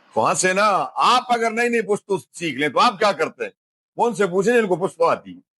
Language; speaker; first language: Urdu; non-native, local second language; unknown